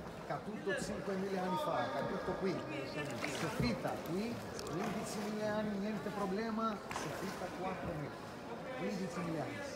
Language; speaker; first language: Italian; non-native, learner; Greek